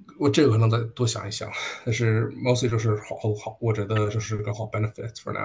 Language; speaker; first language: Chinese; early bilingual, heritage; Chinese